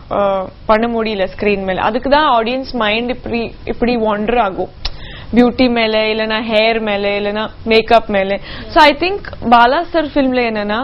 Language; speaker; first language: Tamil; non-native, local second language; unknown